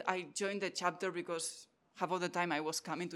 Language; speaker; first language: English; non-native, fluent; Catalan